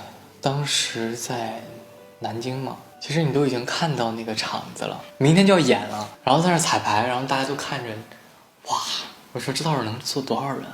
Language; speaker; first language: Chinese; native; Chinese